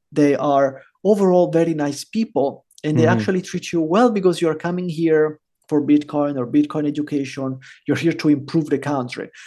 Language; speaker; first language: English; non-native, fluent; Italian